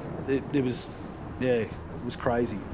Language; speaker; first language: English; non-native, learner; Pashto